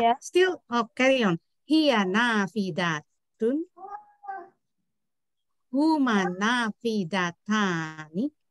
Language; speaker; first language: Arabic; non-native, learner; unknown